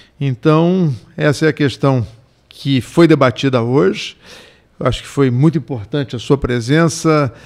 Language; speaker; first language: Portuguese; native; Portuguese